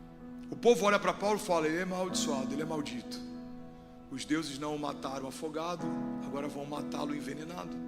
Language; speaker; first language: Portuguese; native; Portuguese